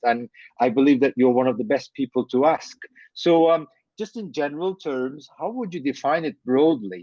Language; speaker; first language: English; non-native, fluent; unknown